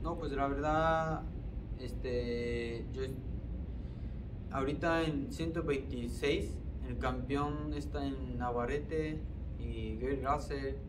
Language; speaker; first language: Spanish; non-native, fluent; Japanese